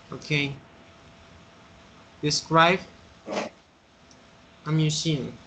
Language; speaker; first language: English; non-native, fluent; Spanish